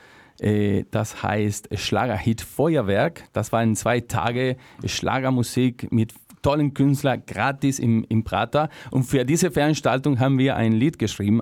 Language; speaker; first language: German; non-native, fluent; Spanish